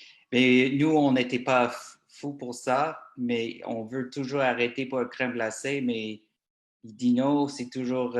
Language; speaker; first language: French; non-native, local second language; English